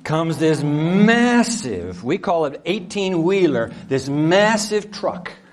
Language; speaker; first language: English; early bilingual, other home language; Japanese